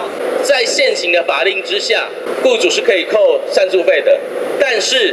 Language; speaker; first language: Chinese; native; Chinese